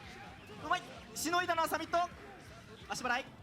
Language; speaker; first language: Japanese; native; Japanese